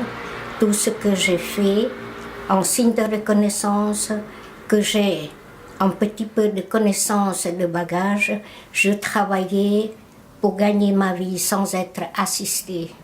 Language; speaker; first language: French; non-native, fluent; Khmer